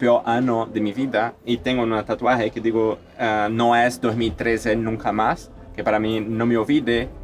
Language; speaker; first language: Spanish; non-native, learner; Portuguese